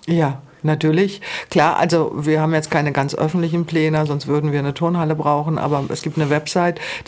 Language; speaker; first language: German; native; German